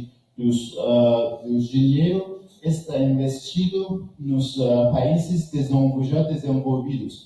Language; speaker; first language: Portuguese; non-native, learner; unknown